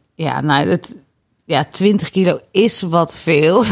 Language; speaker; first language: Dutch; early bilingual, other home language; Indonesian